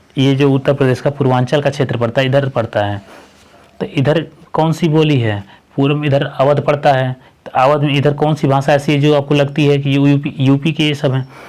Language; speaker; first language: Hindi; native; Hindi